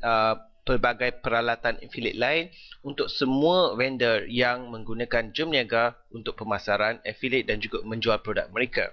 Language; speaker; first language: Malay; native; Malay